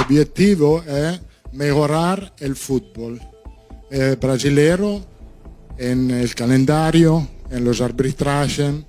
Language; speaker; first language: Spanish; non-native, learner; Portuguese